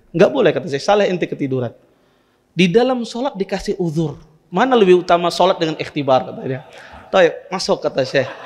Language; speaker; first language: Indonesian; native; Indonesian